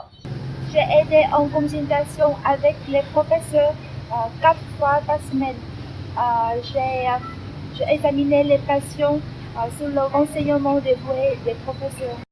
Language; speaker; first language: French; non-native, fluent; Vietnamese